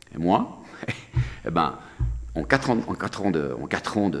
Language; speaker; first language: French; native; French